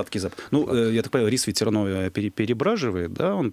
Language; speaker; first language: Russian; native; Russian